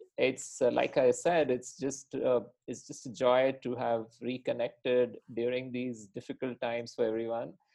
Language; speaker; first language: English; non-native, local second language; Hindi